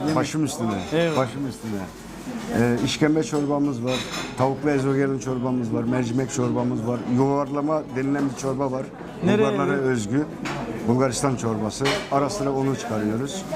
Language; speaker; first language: Turkish; native; Turkish